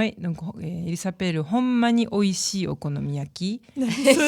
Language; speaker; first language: French; non-native, learner; Japanese